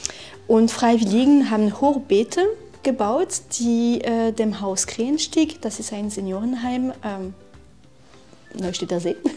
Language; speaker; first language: German; non-native, fluent; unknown